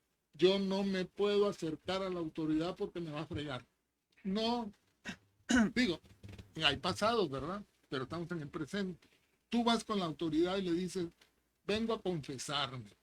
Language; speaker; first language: Spanish; native; Spanish